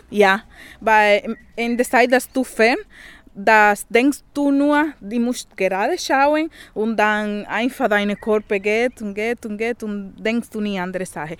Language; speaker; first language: German; non-native, learner; Spanish